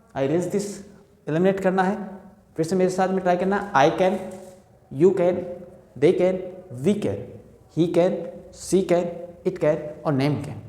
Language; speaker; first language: Hindi; native; Hindi